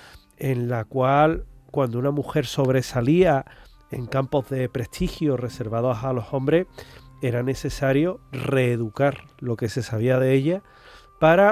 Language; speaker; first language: Spanish; native; Spanish